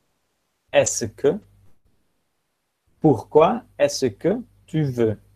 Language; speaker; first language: French; non-native, fluent; Dutch